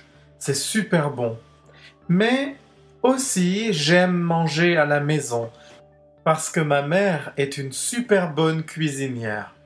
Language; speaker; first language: French; non-native, fluent; English